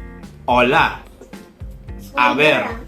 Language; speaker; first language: Spanish; non-native, learner; Filipino